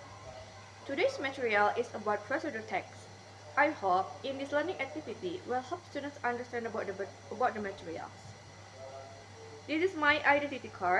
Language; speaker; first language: English; non-native, learner; Indonesian